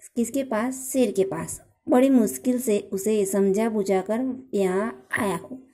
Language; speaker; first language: Hindi; non-native, local second language; Gujarati